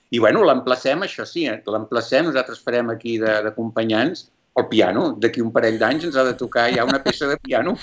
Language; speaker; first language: Catalan; native; Catalan